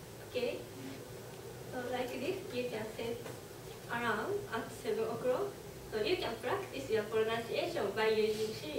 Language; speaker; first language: English; non-native, learner; Japanese